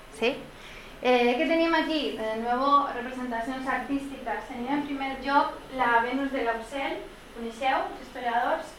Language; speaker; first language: Catalan; non-native, local second language; Spanish